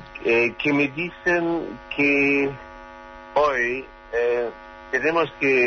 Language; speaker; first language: Spanish; non-native, learner; German